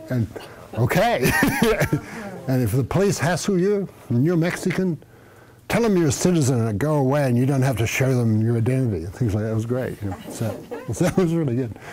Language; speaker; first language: English; native; English